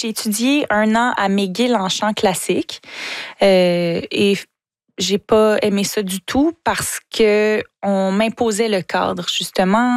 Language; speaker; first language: French; native; French